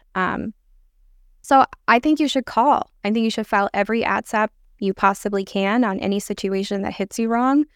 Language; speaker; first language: English; native; English